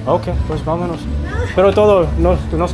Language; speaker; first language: Spanish; non-native, learner; English